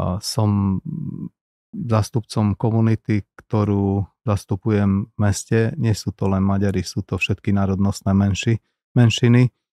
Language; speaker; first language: Slovak; non-native, local second language; Hungarian